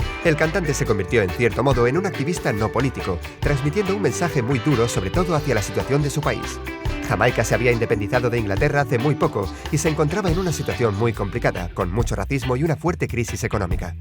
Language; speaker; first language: Spanish; native; Spanish